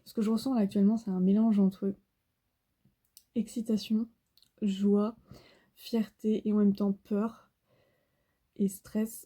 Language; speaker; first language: French; native; French